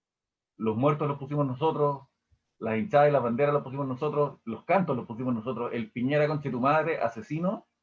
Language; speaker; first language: Spanish; native; Spanish